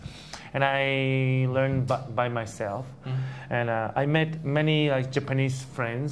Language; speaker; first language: English; non-native, learner; Korean